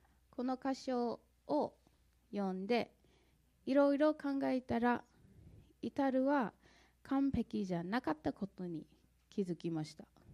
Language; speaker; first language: Japanese; non-native, fluent; English